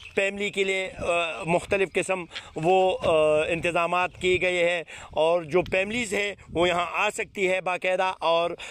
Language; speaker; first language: Urdu; non-native, local second language; Pashto